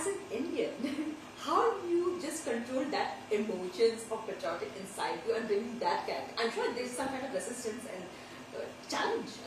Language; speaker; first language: English; non-native, local second language; Hindi